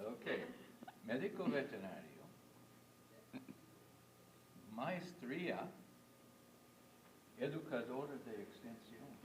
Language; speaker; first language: Spanish; non-native, fluent; English